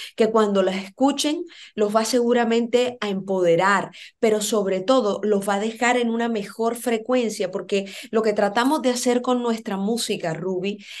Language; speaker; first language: Spanish; native; Spanish